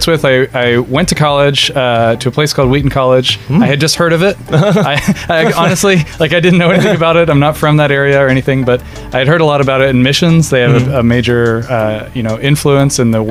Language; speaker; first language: English; native; English